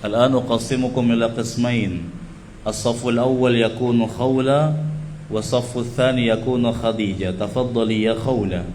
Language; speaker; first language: Arabic; non-native, fluent; Indonesian